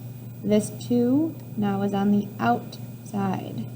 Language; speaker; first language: English; native; English